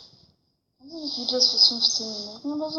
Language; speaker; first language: German; native; German